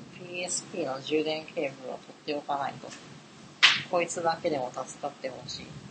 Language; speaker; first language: Japanese; native; Japanese